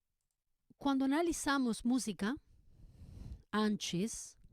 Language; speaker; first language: Portuguese; non-native, learner; Spanish